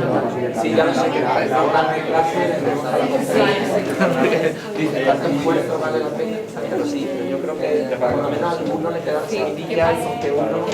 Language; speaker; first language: Spanish; native; Spanish